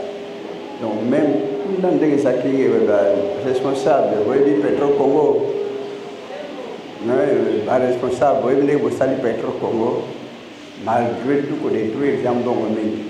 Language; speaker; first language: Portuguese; non-native, learner; Lingala